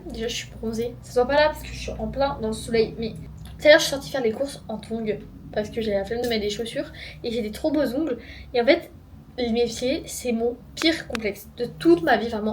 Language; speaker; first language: French; native; French